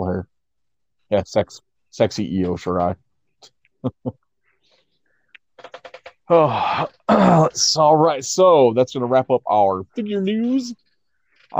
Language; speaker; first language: English; native; English